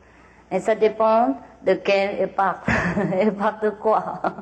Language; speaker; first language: French; non-native, learner; Vietnamese